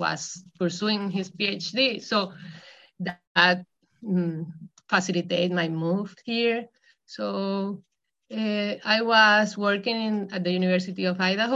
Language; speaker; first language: English; non-native, fluent; Spanish